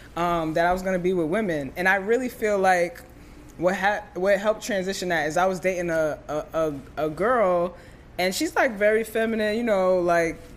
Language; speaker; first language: English; early bilingual, other home language; Yoruba